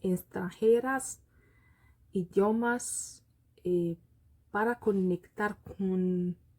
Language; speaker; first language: Spanish; non-native, learner; Lingala